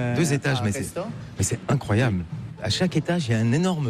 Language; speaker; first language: French; native; French